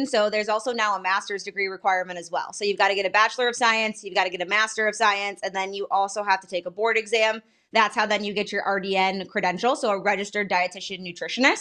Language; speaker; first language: English; native; English